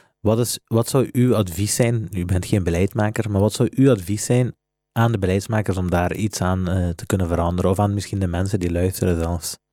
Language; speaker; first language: Dutch; native; Dutch